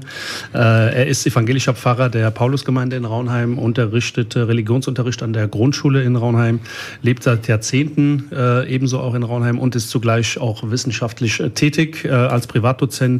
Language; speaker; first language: German; early bilingual, other home language; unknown